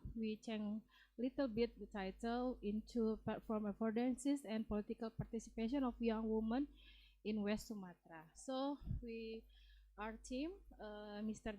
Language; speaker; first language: English; non-native, learner; Indonesian